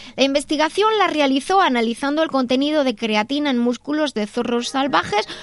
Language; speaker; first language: Spanish; native; Spanish